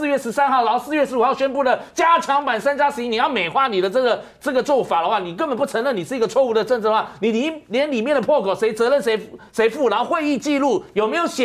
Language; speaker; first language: Chinese; native; Chinese